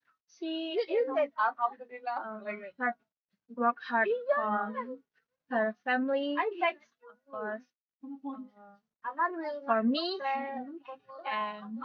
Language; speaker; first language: English; non-native, learner; Indonesian